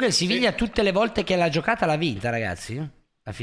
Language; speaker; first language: Italian; native; Italian